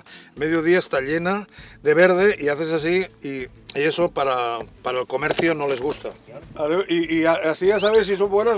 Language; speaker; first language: Spanish; native; Spanish